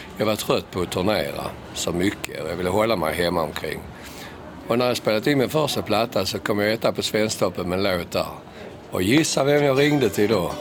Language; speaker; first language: Swedish; native; Swedish